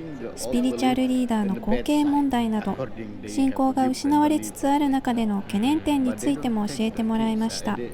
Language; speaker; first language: Japanese; native; Japanese